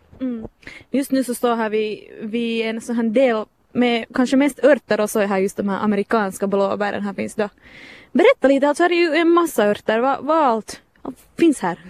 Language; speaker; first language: Swedish; native; Swedish